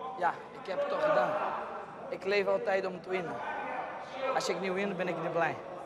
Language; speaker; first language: Dutch; non-native, learner; Portuguese